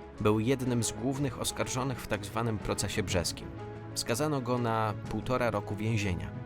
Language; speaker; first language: Polish; native; Polish